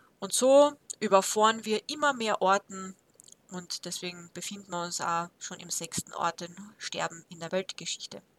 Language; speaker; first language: German; native; German